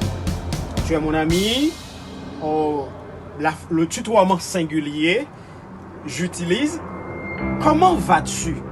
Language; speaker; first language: French; non-native, local second language; Haitian Creole